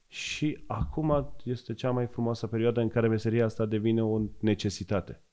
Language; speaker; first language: Romanian; non-native, fluent; Persian